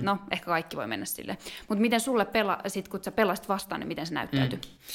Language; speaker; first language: Finnish; native; Finnish